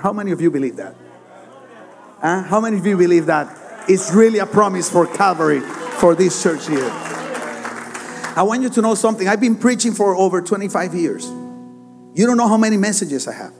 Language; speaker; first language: English; non-native, fluent; Spanish